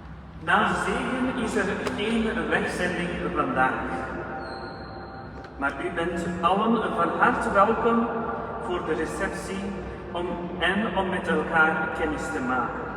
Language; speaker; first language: Dutch; non-native, fluent; Urdu